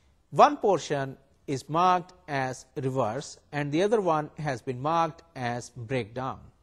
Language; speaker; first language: English; non-native, local second language; Urdu